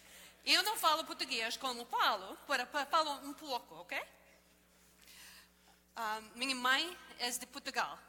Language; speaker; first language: Portuguese; early bilingual, heritage; Portuguese